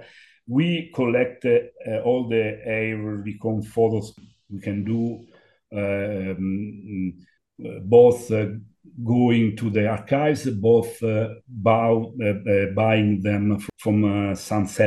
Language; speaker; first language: English; non-native, learner; Italian